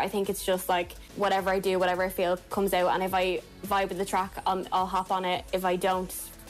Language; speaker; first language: English; native; English